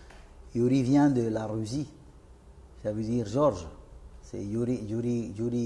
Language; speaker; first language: French; non-native, fluent; Spanish